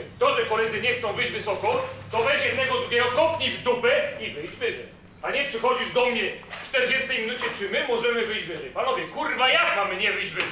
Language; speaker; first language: Polish; native; Polish